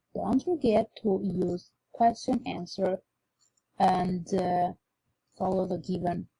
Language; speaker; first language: English; non-native, fluent; Albanian